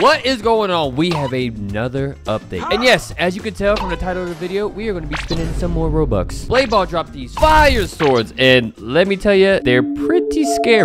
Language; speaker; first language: English; native; English